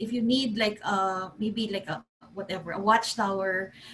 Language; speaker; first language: English; non-native, local second language; Cebuano